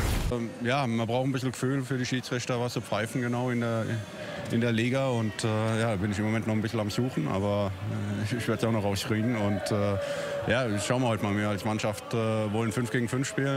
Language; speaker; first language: German; native; German